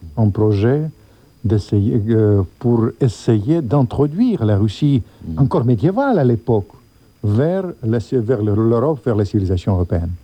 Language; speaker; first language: French; non-native, fluent; Russian